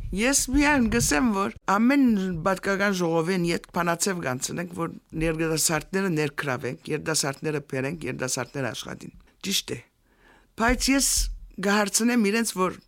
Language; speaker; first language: Armenian; early bilingual, heritage; Armenian